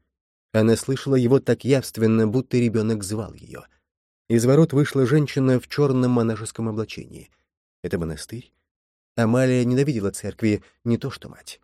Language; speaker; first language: Russian; native; Russian